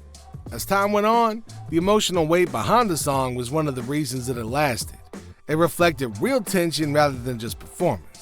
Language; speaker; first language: English; native; English